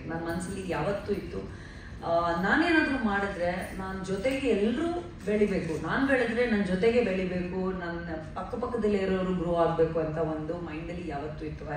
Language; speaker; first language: Kannada; non-native, fluent; Hindi